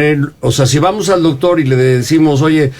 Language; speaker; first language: Spanish; native; Spanish